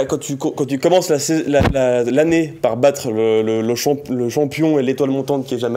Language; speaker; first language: French; native; French